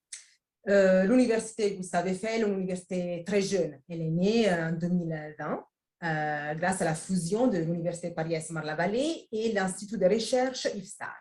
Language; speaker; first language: French; non-native, fluent; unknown